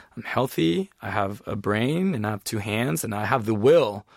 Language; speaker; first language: English; early bilingual, other home language; Spanish